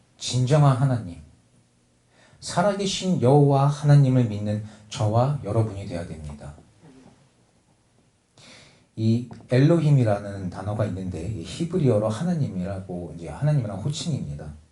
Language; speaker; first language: Korean; native; Korean